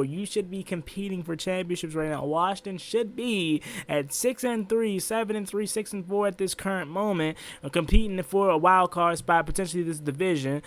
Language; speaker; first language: English; native; English